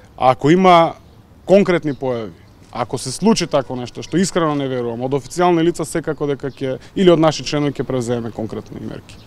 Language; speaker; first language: Macedonian; native; Macedonian